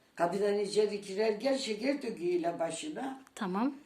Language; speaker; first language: Turkish; native; Turkish